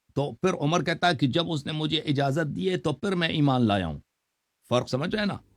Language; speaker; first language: Urdu; non-native, fluent; Persian